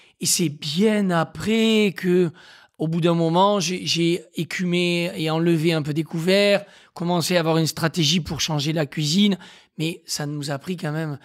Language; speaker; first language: French; native; French